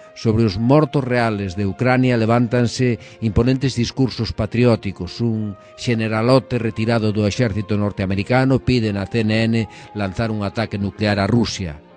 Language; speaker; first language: Galician; native; Galician